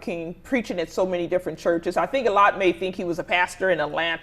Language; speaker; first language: English; native; English